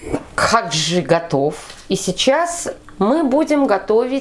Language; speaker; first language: Russian; native; Russian